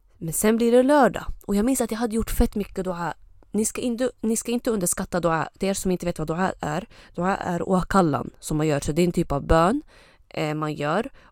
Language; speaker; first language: Swedish; early bilingual, other home language; Arabic